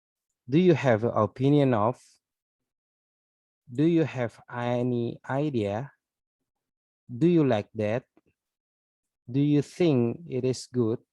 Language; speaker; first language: English; non-native, learner; Indonesian